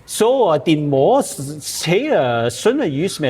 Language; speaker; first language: Danish; non-native, learner; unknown